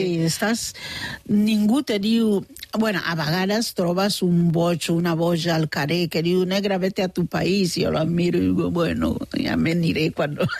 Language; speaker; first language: Catalan; non-native, fluent; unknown